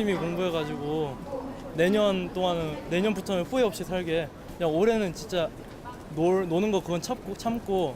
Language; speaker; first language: Korean; early bilingual, heritage; Korean